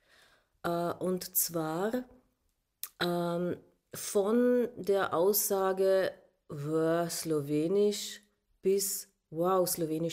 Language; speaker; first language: German; non-native, local second language; Slovenian